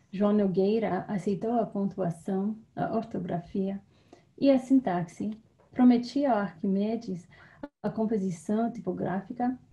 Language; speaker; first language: Portuguese; non-native, fluent; English